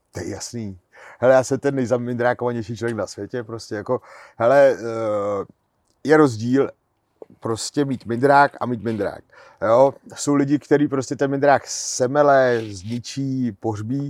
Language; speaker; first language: Czech; native; Czech